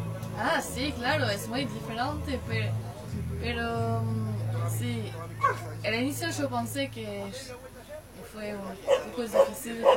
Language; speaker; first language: Spanish; non-native, learner; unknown